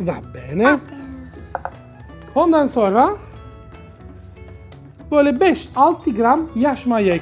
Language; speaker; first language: Turkish; non-native, learner; Italian